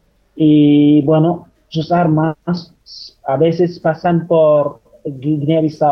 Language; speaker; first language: Spanish; non-native, fluent; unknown